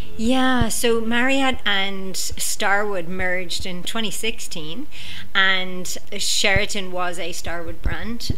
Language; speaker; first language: English; native; English